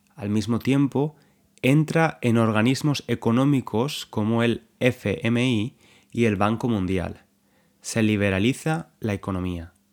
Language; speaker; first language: Spanish; native; Spanish